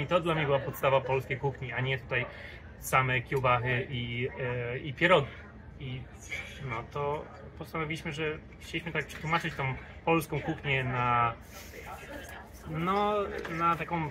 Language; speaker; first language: Polish; early bilingual, heritage; English